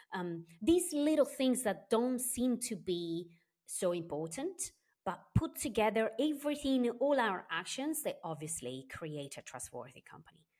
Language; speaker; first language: English; non-native, fluent; Italian